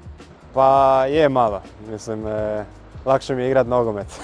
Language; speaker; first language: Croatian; early bilingual, heritage; Croatian